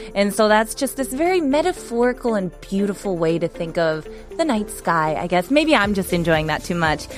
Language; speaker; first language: English; native; English